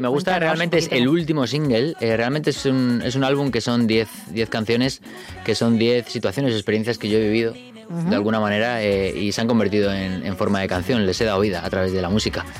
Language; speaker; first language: Spanish; native; Spanish